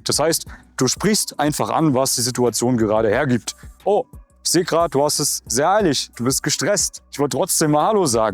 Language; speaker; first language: German; native; German